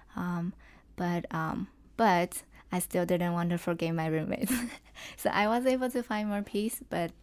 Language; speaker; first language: English; non-native, fluent; Chinese